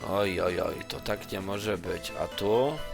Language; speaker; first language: Polish; native; Polish